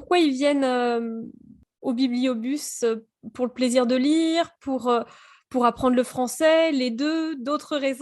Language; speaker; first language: French; native; French